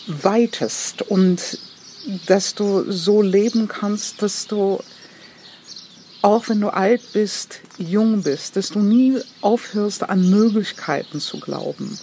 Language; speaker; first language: German; non-native, fluent; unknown